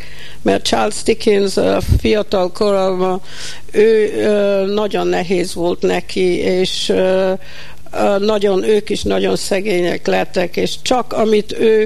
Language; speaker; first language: Hungarian; early bilingual, heritage; Hungarian